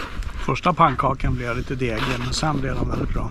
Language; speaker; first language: Swedish; native; Swedish